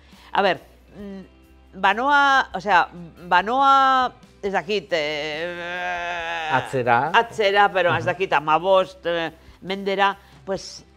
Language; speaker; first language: Basque; non-native, local second language; Spanish